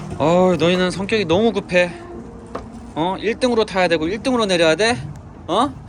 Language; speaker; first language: Korean; native; Korean